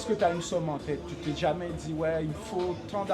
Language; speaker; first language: French; native; French